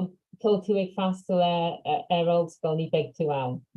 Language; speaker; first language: Irish; non-native, local second language; English